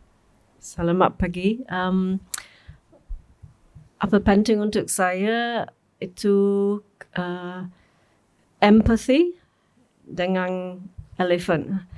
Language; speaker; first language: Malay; non-native, learner; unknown